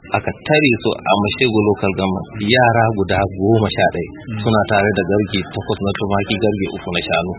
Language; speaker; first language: Hausa; non-native, local second language; Fula